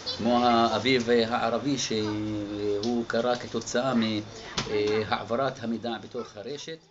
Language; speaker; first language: Hebrew; non-native, local second language; Arabic